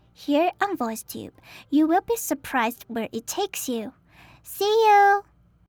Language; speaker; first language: English; non-native, fluent; Chinese